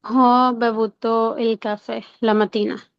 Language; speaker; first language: Italian; non-native, learner; Urdu